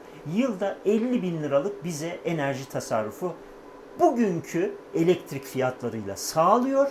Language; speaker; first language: Turkish; native; Turkish